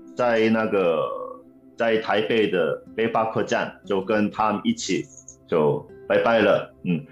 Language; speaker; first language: Chinese; non-native, fluent; Korean